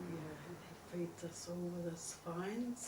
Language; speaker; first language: English; native; English